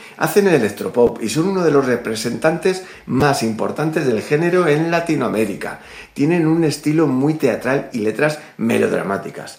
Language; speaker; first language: Spanish; native; Spanish